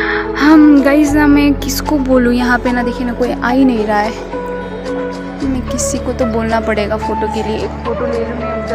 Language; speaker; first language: Hindi; non-native, local second language; Nepali